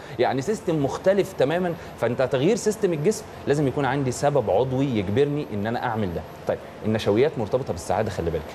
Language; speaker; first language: Egyptian Arabic; native; Egyptian Arabic